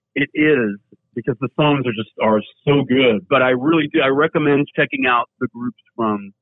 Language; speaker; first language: English; native; English